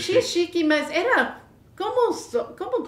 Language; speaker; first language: Portuguese; non-native, fluent; English